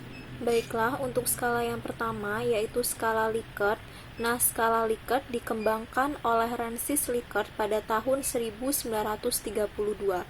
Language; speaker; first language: Indonesian; native; Indonesian